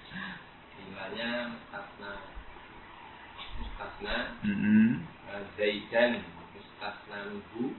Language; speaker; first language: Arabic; non-native, learner; Indonesian